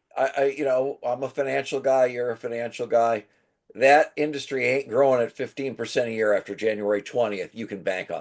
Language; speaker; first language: English; native; English